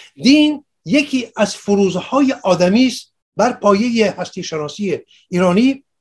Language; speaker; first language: Persian; non-native, local second language; Assyrian Neo-Aramaic